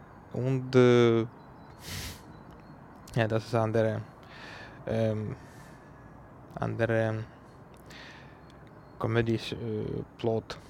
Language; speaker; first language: German; non-native, learner; Ukrainian